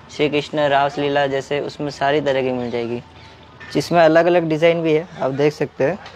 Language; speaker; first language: Hindi; native; Hindi